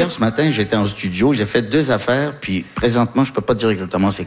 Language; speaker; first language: French; early bilingual, other home language; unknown